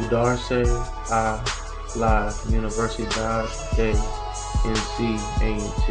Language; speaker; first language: Spanish; non-native, learner; English